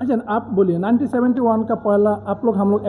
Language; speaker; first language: Hindi; non-native, learner; Bangla